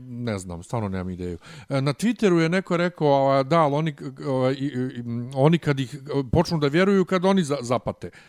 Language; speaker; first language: Bosnian; native; Bosnian